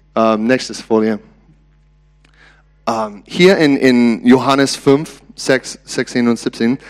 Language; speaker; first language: German; non-native, learner; English